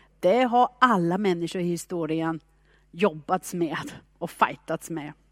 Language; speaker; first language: Swedish; non-native, fluent; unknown